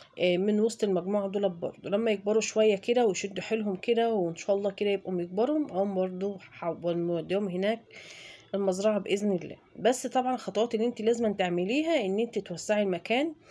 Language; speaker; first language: Arabic; native; Arabic